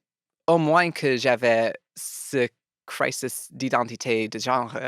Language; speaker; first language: French; non-native, local second language; English